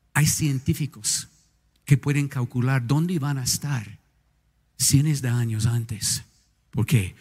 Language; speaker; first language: Spanish; non-native, fluent; English